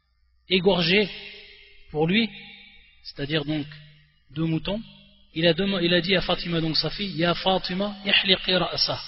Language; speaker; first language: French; native; French